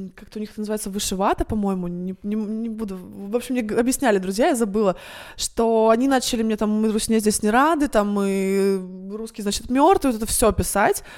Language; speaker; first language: Russian; native; Russian